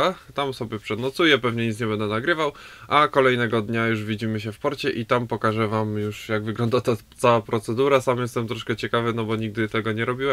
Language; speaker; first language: Polish; native; Polish